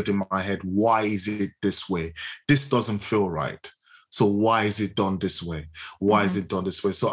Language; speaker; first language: English; non-native, local second language; Yoruba